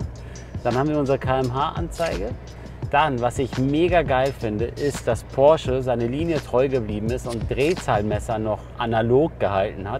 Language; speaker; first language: German; native; German